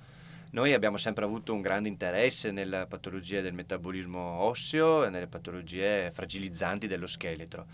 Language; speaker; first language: Italian; native; Italian